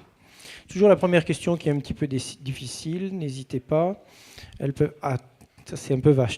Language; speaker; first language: French; native; French